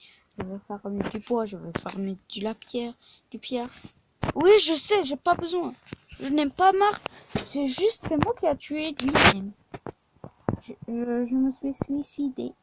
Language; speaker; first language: French; non-native, learner; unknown